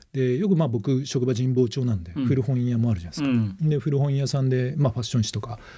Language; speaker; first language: Japanese; native; Japanese